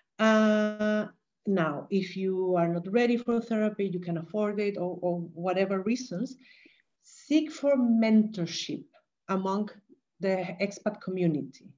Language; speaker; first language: English; non-native, fluent; Spanish